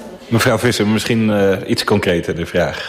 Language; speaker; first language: Dutch; native; Dutch